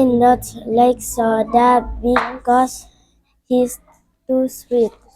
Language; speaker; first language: English; non-native, learner; Indonesian